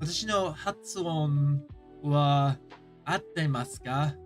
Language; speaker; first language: Japanese; non-native, learner; English